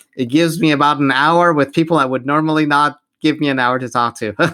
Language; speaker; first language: English; non-native, fluent; Persian